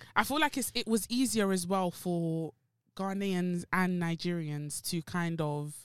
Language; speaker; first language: English; early bilingual, other home language; French